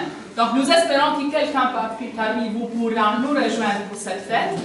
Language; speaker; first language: French; non-native, fluent; Italian